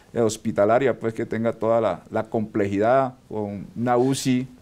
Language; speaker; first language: Spanish; native; Spanish